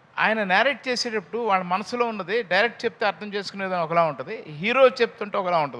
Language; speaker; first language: Telugu; native; Telugu